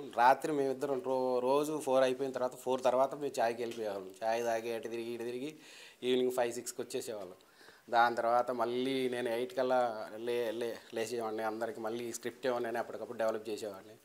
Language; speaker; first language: Telugu; native; Telugu